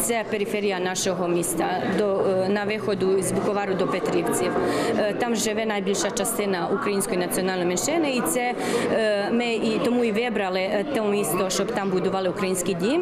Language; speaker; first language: Ukrainian; early bilingual, heritage; Ukrainian